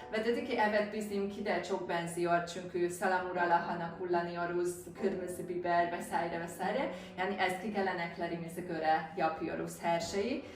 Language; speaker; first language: Turkish; non-native, fluent; Hungarian